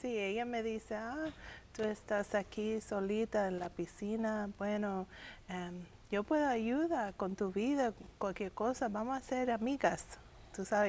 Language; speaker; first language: Spanish; early bilingual, heritage; English